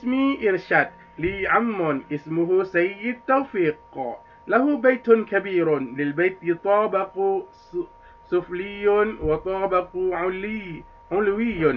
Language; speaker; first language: Arabic; non-native, fluent; Indonesian